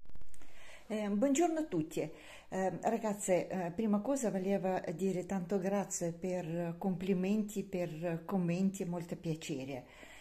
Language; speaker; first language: Italian; non-native, learner; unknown